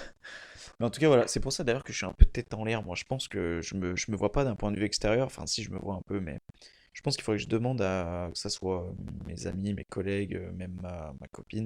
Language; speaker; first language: French; native; French